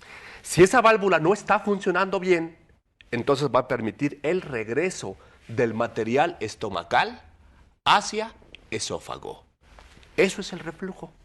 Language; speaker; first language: Spanish; native; Spanish